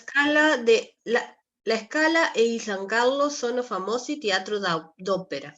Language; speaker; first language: Italian; non-native, learner; Spanish